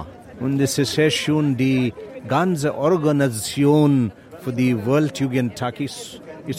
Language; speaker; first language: German; non-native, learner; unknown